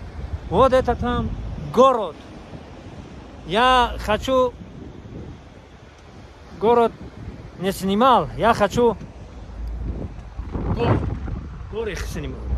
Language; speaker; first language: Russian; non-native, learner; Tajik